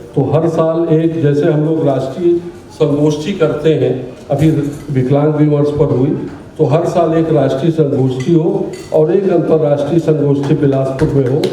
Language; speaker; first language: Hindi; native; Hindi